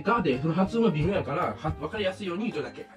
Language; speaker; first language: Japanese; non-native, fluent; Chinese